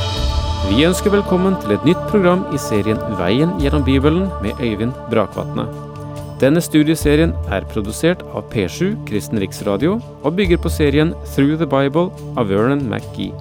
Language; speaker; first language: Norwegian; native; Norwegian